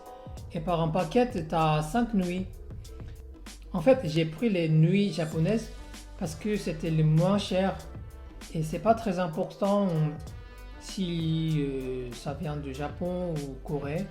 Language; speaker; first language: French; non-native, learner; Korean